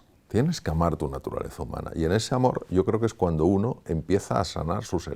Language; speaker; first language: Spanish; native; Spanish